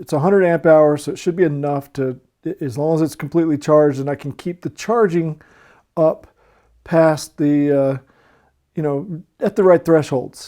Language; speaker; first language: English; native; English